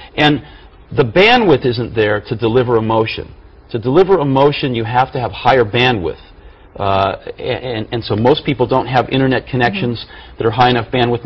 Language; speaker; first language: English; native; English